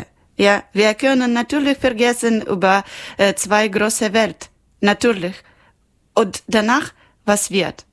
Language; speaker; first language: German; non-native, learner; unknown